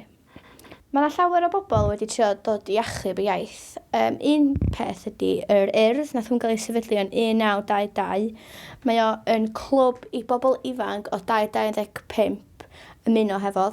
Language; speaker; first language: Welsh; native; Welsh